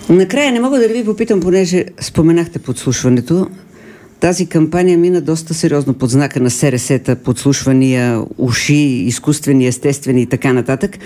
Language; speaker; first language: Bulgarian; native; Bulgarian